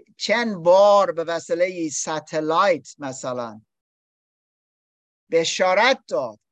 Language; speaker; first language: Persian; non-native, learner; English